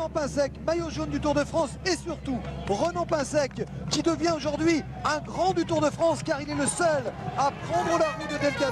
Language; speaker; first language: French; native; French